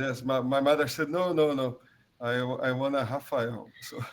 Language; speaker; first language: English; non-native, learner; Portuguese